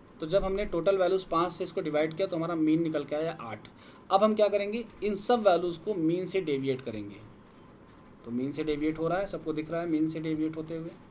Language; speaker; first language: Hindi; native; Hindi